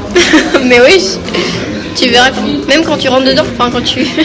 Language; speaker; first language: French; native; French